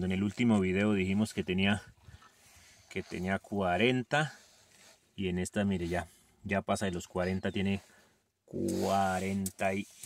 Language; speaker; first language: Spanish; native; Spanish